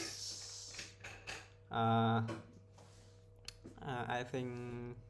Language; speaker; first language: English; non-native, learner; Vietnamese